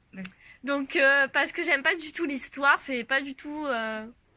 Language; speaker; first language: French; native; French